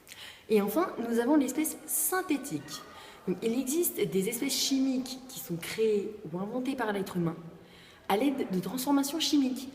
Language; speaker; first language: French; native; French